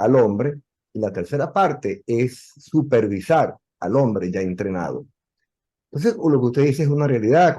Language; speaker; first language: Spanish; native; Spanish